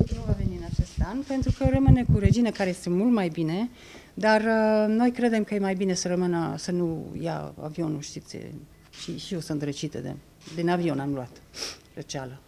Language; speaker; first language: Romanian; non-native, fluent; English